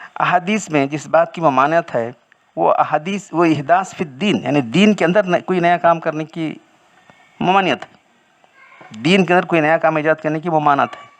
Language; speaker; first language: Urdu; native; Urdu